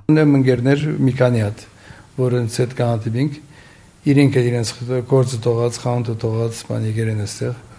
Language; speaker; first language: Armenian; early bilingual, heritage; Armenian